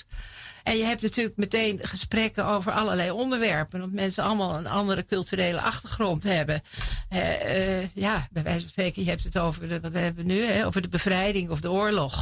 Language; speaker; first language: Dutch; native; Dutch